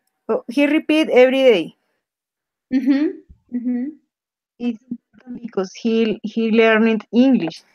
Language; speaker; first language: English; non-native, learner; Spanish